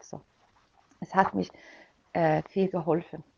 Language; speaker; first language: German; non-native, fluent; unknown